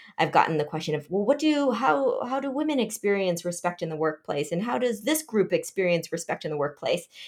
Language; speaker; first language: English; early bilingual, other home language; Vietnamese